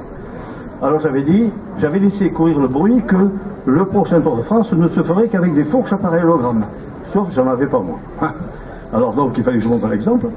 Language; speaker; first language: French; native; French